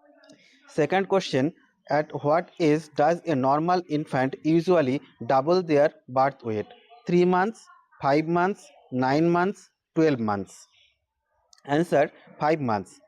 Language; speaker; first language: English; non-native, local second language; Bangla